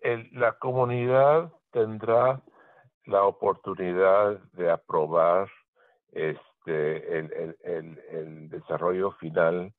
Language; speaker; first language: Spanish; early bilingual, heritage; Spanish